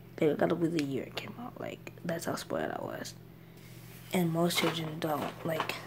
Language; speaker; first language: English; native; English